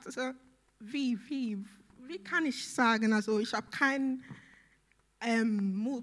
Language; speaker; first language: German; non-native, learner; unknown